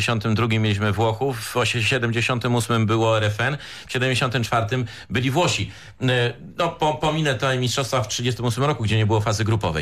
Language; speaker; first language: Polish; native; Polish